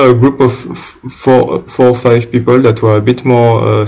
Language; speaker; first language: English; non-native, fluent; French